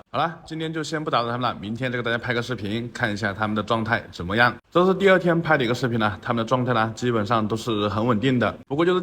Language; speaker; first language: Chinese; native; Chinese